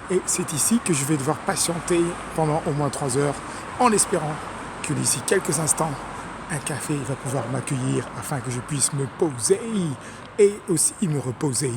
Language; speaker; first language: French; native; French